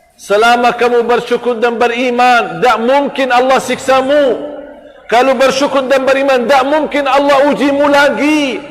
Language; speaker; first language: Malay; non-native, fluent; Arabic